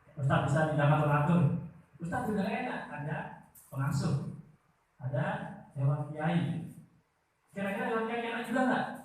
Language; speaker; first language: Indonesian; non-native, local second language; Madurese